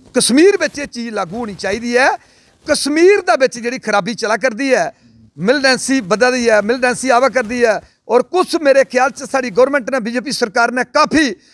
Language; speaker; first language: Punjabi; non-native, local second language; Dogri